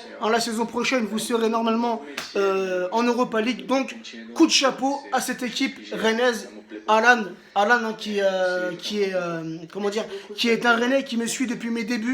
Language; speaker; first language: French; native; French